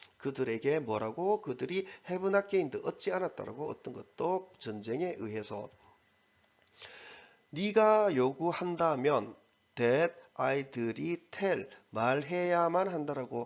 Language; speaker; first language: Korean; native; Korean